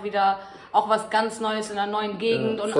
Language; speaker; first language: German; native; German